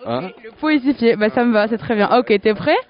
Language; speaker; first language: French; native; French